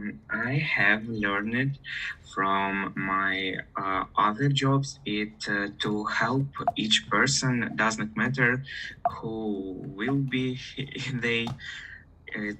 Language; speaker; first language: English; non-native, learner; Russian